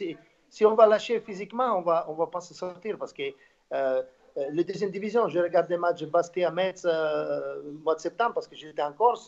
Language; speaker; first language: French; non-native, fluent; Slovak